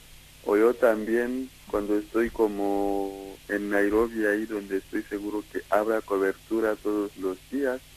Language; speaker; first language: Spanish; non-native, fluent; Kikuyu